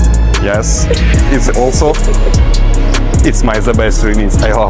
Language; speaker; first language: English; non-native, learner; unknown